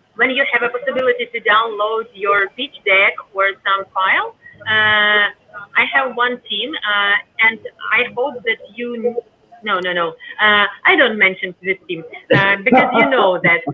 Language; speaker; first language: English; non-native, learner; Ukrainian